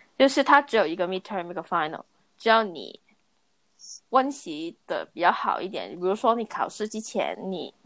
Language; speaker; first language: Chinese; non-native, local second language; Cantonese